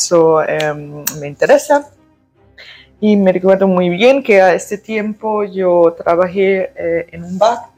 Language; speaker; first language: Spanish; early bilingual, heritage; German